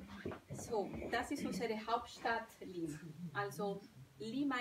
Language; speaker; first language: German; non-native, fluent; Spanish